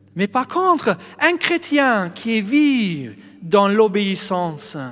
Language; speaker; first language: French; non-native, fluent; English